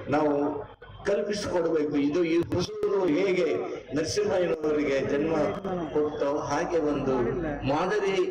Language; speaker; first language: Kannada; non-native, local second language; Telugu